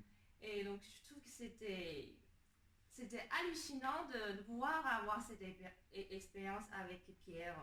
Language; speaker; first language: French; non-native, fluent; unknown